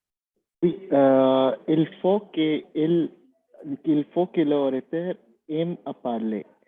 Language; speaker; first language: French; non-native, learner; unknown